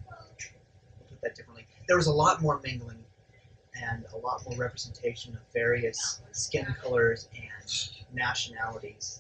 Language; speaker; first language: English; native; English